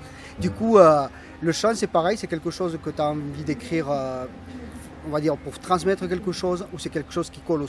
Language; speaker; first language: French; native; French